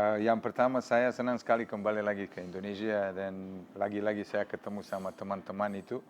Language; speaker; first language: Indonesian; non-native, fluent; Serbian